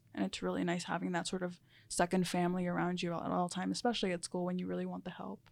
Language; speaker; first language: English; early bilingual, other home language; Spanish